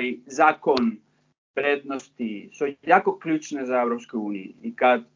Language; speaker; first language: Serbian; non-native, fluent; Spanish